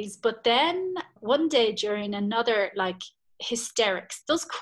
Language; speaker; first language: English; native; English